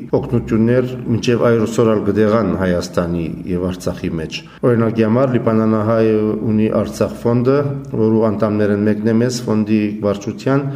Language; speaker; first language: Armenian; early bilingual, heritage; Armenian